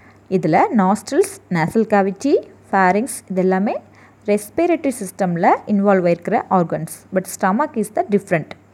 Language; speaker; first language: English; non-native, local second language; Tamil